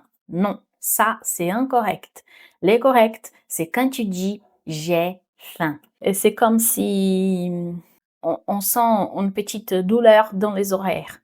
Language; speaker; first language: French; non-native, fluent; Portuguese